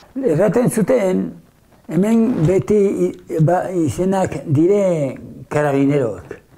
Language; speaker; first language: Basque; native; Basque